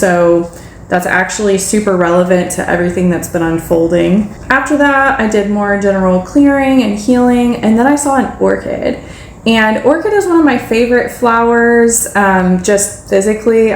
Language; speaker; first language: English; native; English